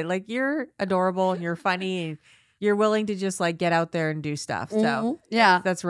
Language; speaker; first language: English; native; English